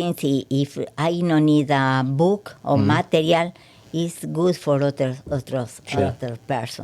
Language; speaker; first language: English; non-native, learner; Spanish